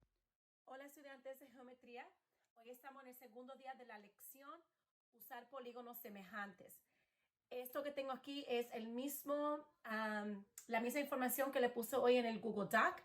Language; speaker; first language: Spanish; early bilingual, heritage; Spanish